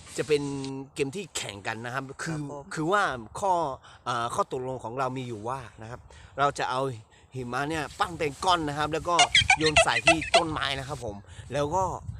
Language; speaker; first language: Thai; non-native, local second language; Akha